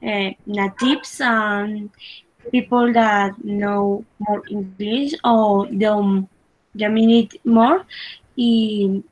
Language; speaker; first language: English; non-native, learner; Spanish